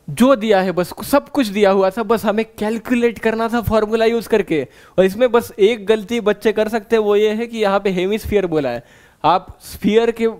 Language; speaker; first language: Hindi; non-native, local second language; Marathi